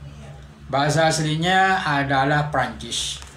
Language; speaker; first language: Indonesian; non-native, local second language; Madurese